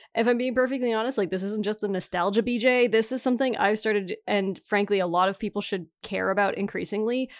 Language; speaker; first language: English; native; English